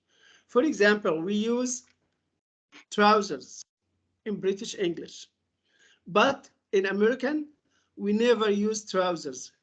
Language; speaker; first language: English; non-native, fluent; Arabic